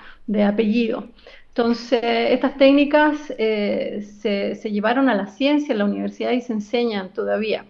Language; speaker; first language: Spanish; native; Spanish